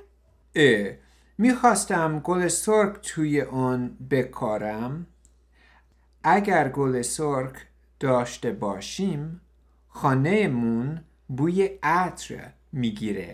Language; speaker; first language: Persian; non-native, learner; English